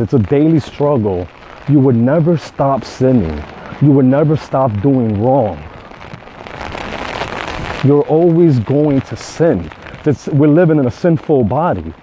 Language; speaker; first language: English; native; English